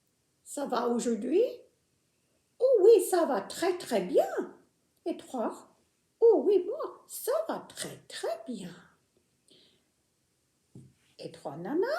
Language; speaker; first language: French; non-native, fluent; English